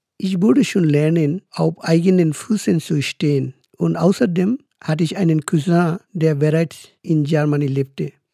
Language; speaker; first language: German; non-native, fluent; Bangla